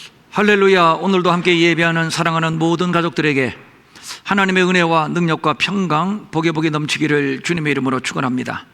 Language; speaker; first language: Korean; native; Korean